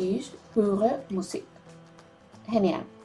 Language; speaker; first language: German; non-native, fluent; Spanish